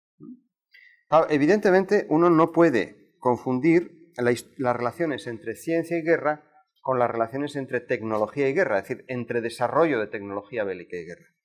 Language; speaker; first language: Spanish; native; Spanish